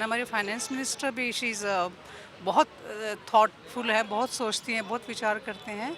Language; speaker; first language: Hindi; native; Hindi